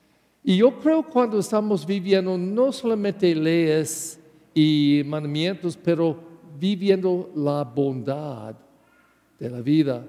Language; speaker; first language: Spanish; non-native, learner; English